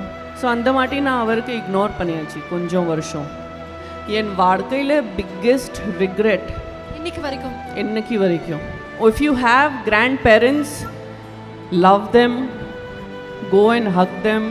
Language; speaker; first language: Tamil; non-native, local second language; Gujarati